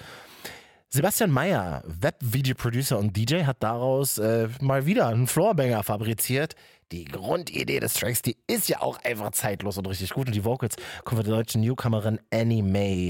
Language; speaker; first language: German; native; German